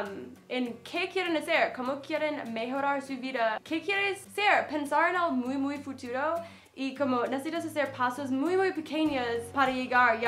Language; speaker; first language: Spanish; non-native, fluent; English